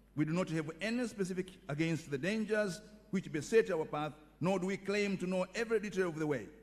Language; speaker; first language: English; non-native, local second language; Swahili